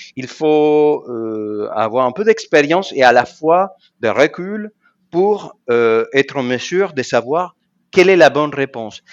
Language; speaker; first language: French; non-native, fluent; Spanish